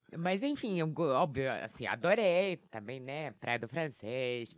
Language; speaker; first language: Portuguese; non-native, fluent; Polish